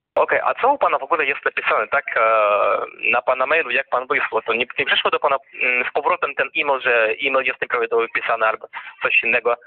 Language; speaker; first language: Polish; non-native, fluent; Russian